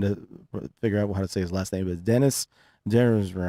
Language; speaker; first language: English; native; English